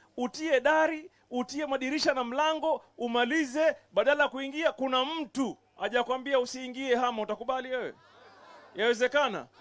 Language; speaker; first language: Swahili; native; Swahili